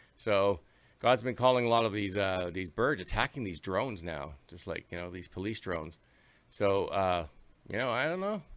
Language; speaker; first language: English; early bilingual, other home language; French